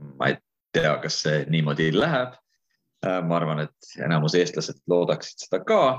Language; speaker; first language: Estonian; early bilingual, heritage; Estonian